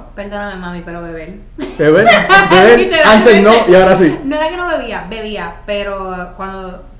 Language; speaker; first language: Spanish; native; Spanish